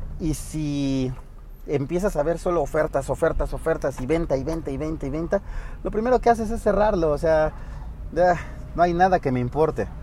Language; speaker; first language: Spanish; native; Spanish